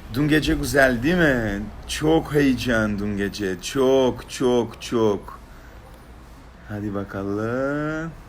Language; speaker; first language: Turkish; non-native, learner; Portuguese